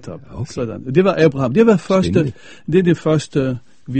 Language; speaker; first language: Danish; non-native, fluent; Arabic